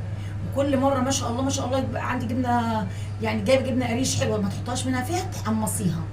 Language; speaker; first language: Arabic; native; Arabic